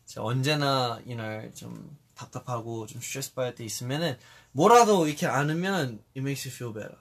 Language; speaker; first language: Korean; early bilingual, heritage; Korean